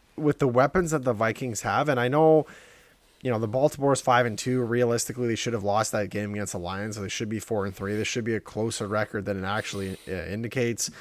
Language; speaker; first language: English; native; English